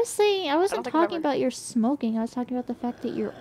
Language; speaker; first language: English; native; English